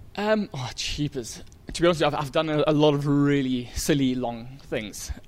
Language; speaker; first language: English; native; English